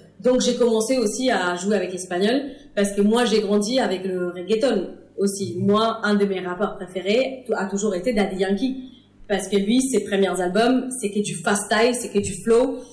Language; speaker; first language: French; non-native, fluent; English